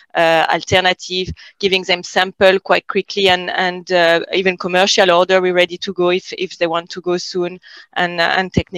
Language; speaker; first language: English; non-native, fluent; French